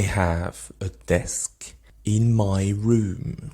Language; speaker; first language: English; non-native, fluent; French